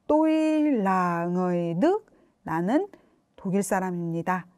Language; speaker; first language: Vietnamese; non-native, fluent; Korean